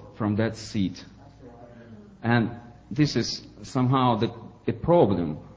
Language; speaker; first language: English; non-native, fluent; Ukrainian